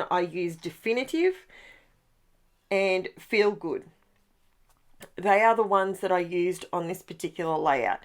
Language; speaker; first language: English; native; English